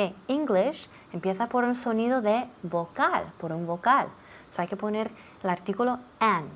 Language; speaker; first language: Spanish; non-native, fluent; English